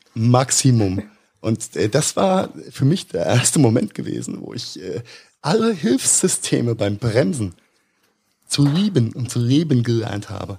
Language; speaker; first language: German; native; German